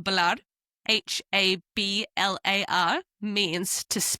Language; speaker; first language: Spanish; non-native, fluent; English